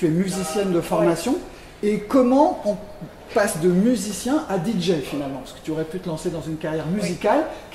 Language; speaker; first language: French; native; French